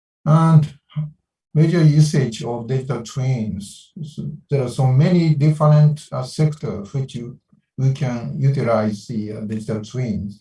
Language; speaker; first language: English; non-native, fluent; Japanese